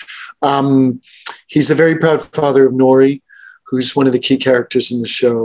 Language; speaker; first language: English; native; English